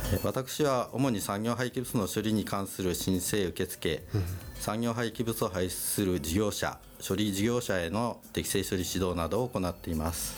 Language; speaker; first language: Japanese; native; Japanese